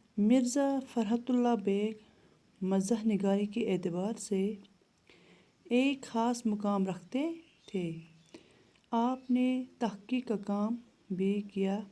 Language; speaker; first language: Urdu; non-native, local second language; Kashmiri